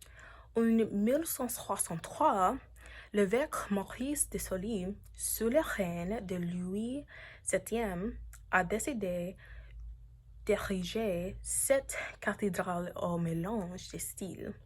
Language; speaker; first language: French; non-native, learner; English